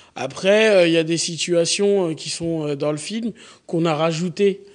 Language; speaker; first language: French; native; French